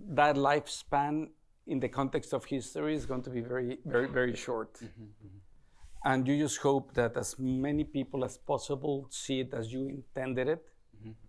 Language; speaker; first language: English; non-native, fluent; Spanish